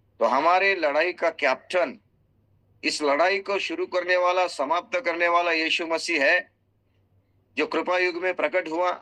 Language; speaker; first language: Hindi; non-native, local second language; Marathi